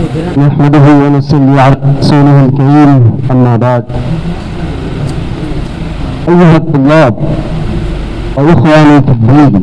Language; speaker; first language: Arabic; non-native, fluent; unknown